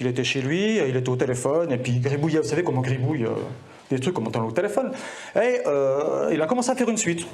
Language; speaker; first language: French; native; French